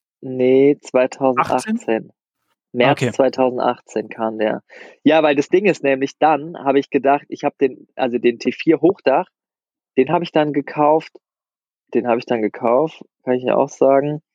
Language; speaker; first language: German; native; German